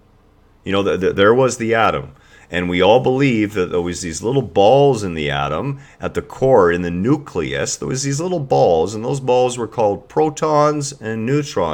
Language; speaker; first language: English; native; English